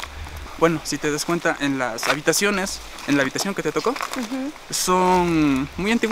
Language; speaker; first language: Spanish; native; Spanish